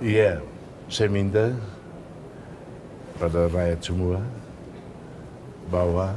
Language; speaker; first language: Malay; non-native, fluent; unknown